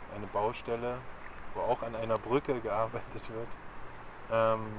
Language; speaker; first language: German; native; German